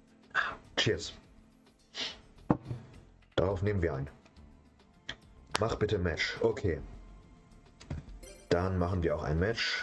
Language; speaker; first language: German; native; German